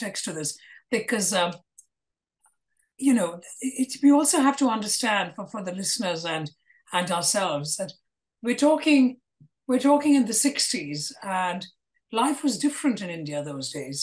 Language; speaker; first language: English; non-native, local second language; Malayalam